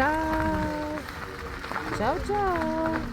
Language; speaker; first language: Italian; non-native, learner; English